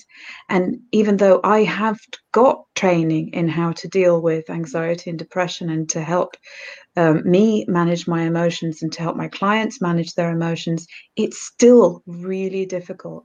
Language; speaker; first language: English; native; English